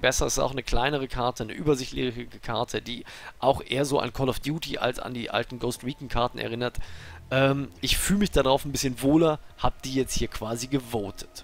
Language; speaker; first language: German; native; German